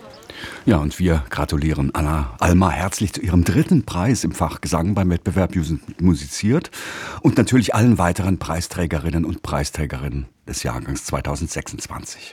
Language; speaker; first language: German; native; German